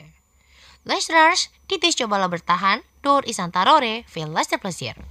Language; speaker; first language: Dutch; non-native, fluent; Indonesian